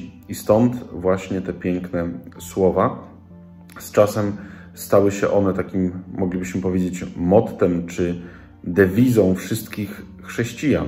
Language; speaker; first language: Polish; native; Polish